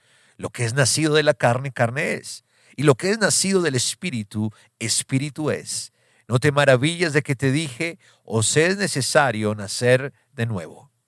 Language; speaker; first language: Spanish; native; Spanish